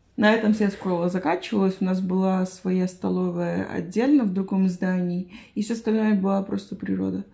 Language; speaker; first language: Russian; non-native, fluent; Spanish